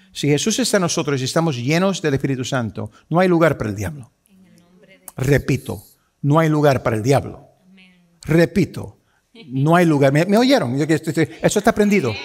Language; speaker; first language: Spanish; early bilingual, heritage; Spanish